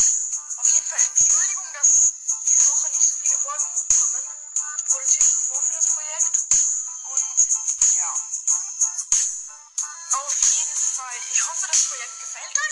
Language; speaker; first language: German; native; German